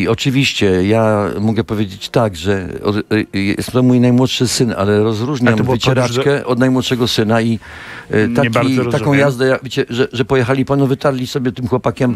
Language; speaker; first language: Polish; native; Polish